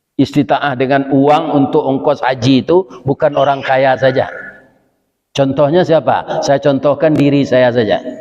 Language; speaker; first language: Malay; non-native, local second language; Minangkabau